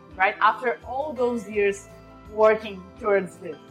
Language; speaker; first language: English; non-native, fluent; Portuguese